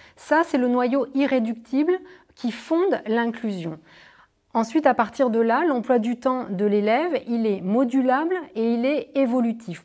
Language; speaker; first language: French; native; French